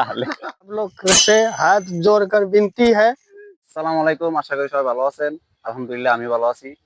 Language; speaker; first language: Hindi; non-native, learner; Bangla